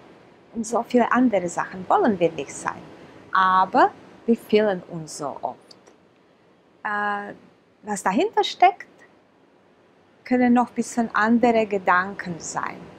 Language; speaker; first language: German; non-native, fluent; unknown